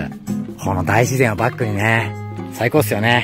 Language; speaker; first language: Japanese; native; Japanese